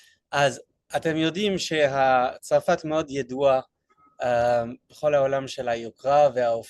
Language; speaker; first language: Hebrew; non-native, fluent; French